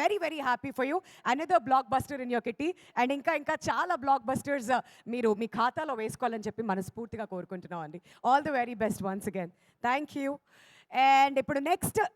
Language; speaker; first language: Telugu; native; Telugu